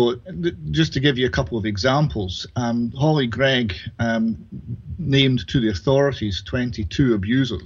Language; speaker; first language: English; native; English